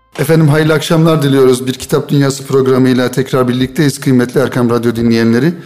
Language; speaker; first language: Turkish; native; Turkish